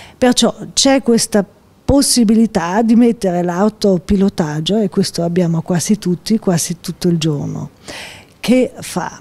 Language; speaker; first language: Italian; non-native, local second language; German